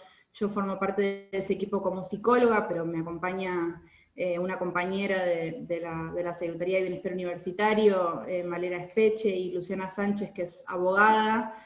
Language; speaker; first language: Spanish; native; Spanish